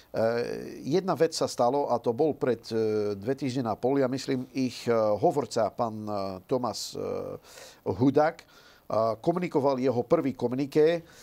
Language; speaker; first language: Slovak; non-native, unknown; Dutch